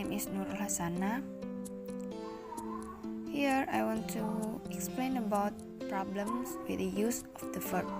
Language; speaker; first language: English; non-native, learner; Indonesian